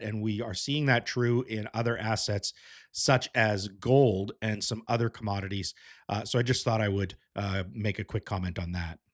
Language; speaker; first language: English; native; English